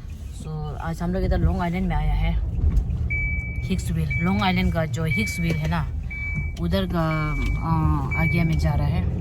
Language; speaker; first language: Hindi; non-native, local second language; Tibetan